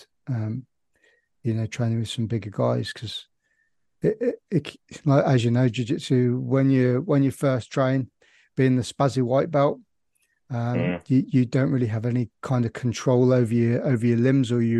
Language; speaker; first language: English; native; English